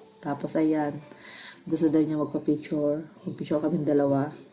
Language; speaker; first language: Filipino; non-native, local second language; Bikol